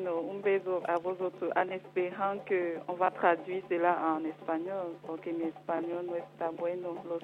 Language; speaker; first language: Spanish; non-native, learner; French